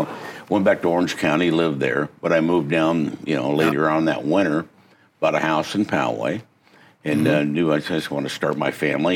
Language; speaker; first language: English; native; English